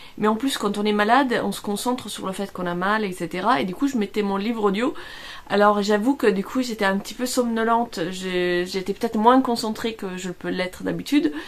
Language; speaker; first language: French; non-native, fluent; Italian